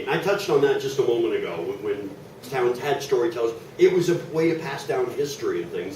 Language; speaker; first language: English; native; English